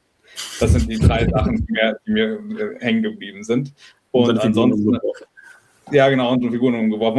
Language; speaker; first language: German; native; German